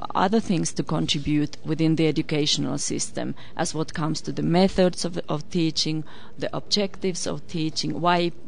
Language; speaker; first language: English; non-native, fluent; Finnish